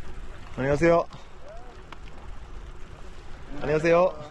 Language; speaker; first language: Korean; non-native, learner; English